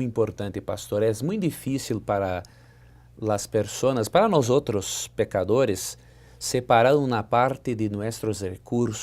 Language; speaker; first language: Spanish; non-native, fluent; Portuguese